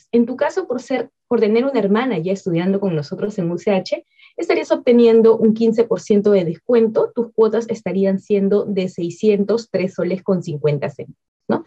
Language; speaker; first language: Spanish; native; Spanish